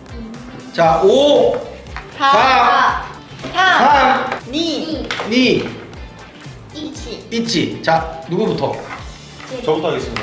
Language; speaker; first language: Korean; native; Korean